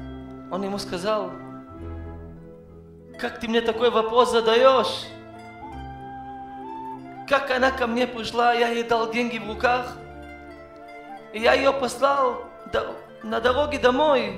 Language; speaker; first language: Russian; non-native, learner; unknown